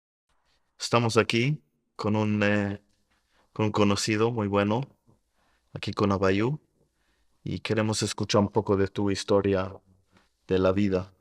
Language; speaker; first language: Spanish; early bilingual, heritage; Spanish